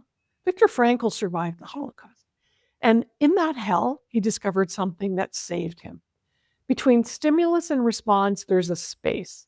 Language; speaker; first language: English; native; English